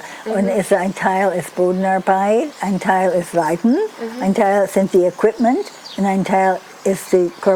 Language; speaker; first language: German; non-native, learner; English